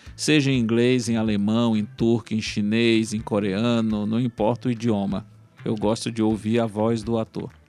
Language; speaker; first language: Portuguese; native; Portuguese